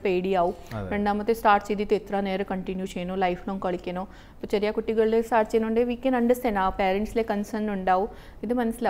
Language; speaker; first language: Malayalam; non-native, fluent; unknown